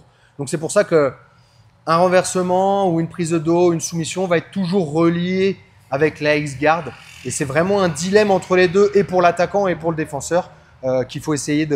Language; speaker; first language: French; native; French